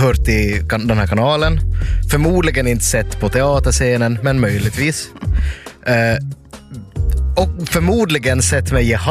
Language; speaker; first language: Swedish; native; Swedish